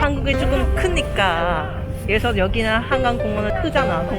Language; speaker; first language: Korean; non-native, learner; Cantonese